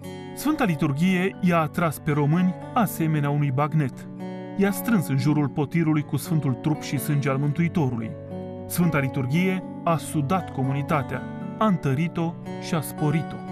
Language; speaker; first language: Romanian; native; Romanian